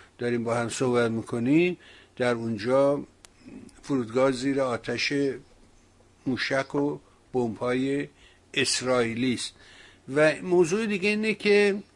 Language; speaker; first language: Persian; native; Persian